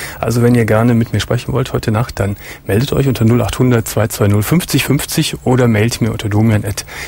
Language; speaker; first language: German; native; German